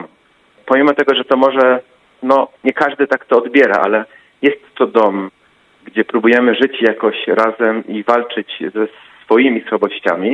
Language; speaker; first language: Polish; native; Polish